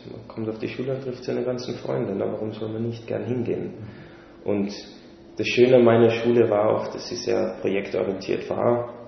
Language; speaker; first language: German; native; German